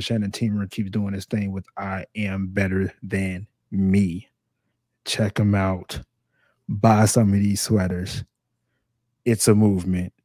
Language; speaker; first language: English; native; English